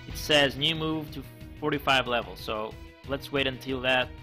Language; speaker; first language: English; non-native, fluent; Greek